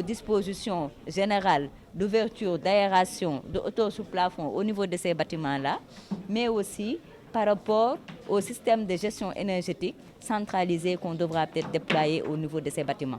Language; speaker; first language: French; non-native, local second language; Wolof